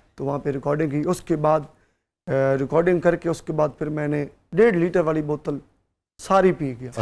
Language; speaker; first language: Urdu; non-native, local second language; Punjabi